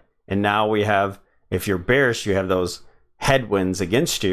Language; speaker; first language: English; native; English